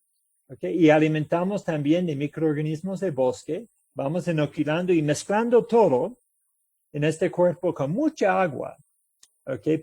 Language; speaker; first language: Spanish; non-native, fluent; English